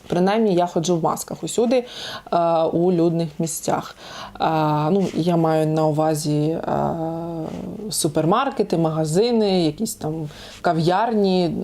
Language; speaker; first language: Ukrainian; non-native, local second language; Russian